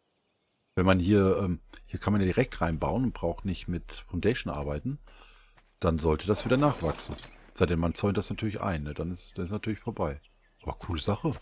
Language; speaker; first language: German; native; German